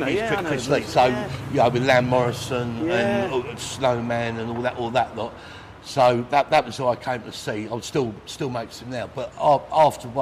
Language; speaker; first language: English; native; English